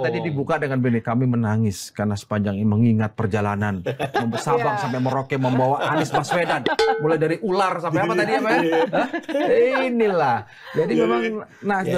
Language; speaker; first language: Indonesian; native; Indonesian